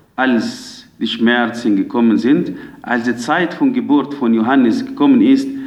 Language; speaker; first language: German; non-native, fluent; Arabic